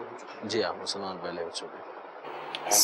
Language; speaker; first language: Urdu; native; Urdu